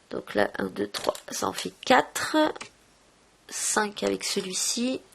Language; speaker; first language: French; native; French